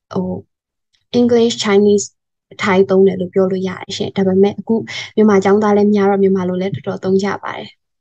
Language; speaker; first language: Burmese; native; Burmese